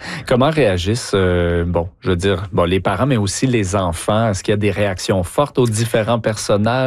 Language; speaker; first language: French; native; French